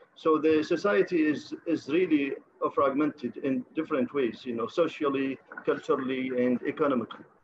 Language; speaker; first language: English; non-native, fluent; Arabic